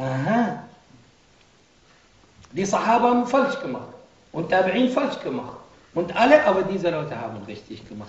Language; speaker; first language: German; non-native, fluent; Arabic